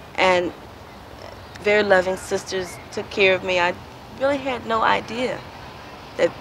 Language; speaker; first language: English; native; English